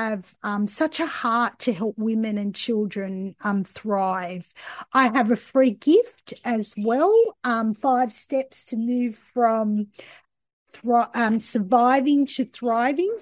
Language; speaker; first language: English; native; English